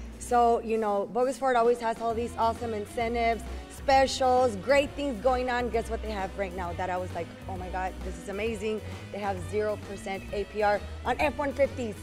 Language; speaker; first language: English; early bilingual, other home language; Spanish